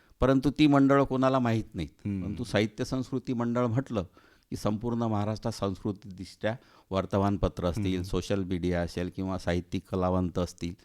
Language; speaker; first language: Marathi; native; Marathi